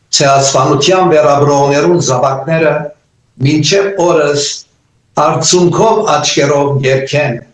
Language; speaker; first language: Armenian; early bilingual, heritage; Armenian